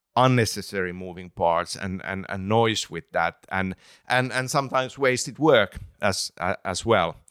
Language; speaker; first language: English; non-native, fluent; Finnish